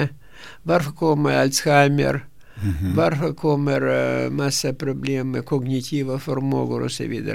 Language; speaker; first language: Swedish; non-native, fluent; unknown